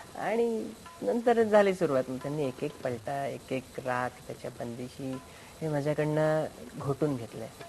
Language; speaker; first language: Marathi; native; Marathi